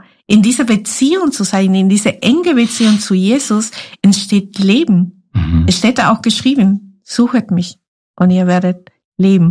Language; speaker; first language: German; non-native, fluent; Spanish